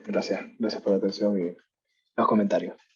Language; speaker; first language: Spanish; native; Spanish